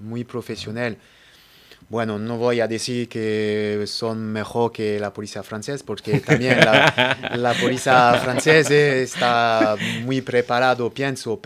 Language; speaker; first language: Spanish; non-native, learner; French